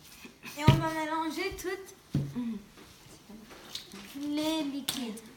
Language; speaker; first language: French; non-native, local second language; English